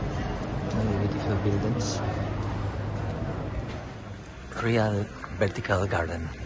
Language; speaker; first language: English; non-native, fluent; Spanish